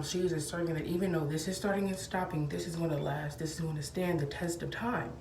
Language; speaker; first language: English; native; English